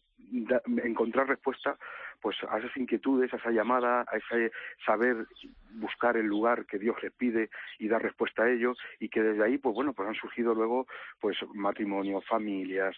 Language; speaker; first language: Spanish; native; Spanish